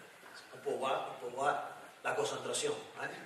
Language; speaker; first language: French; non-native, learner; Spanish